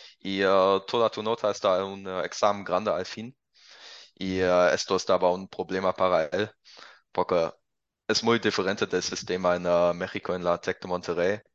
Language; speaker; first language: Spanish; non-native, learner; German